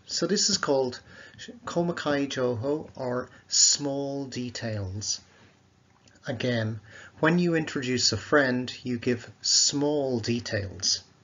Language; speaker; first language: English; native; English